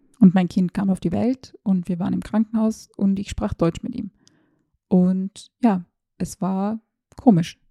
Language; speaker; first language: German; early bilingual, other home language; Serbian